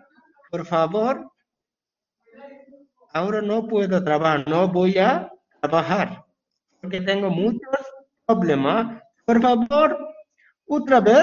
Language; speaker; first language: Spanish; non-native, learner; Bangla